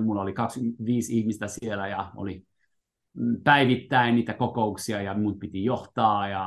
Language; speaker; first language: Finnish; non-native, fluent; French